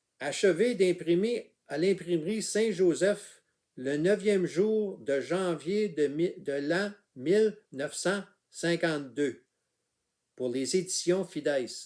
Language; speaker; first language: French; native; French